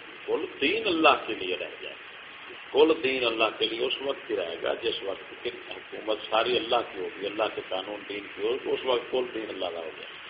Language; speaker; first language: Urdu; non-native, local second language; Punjabi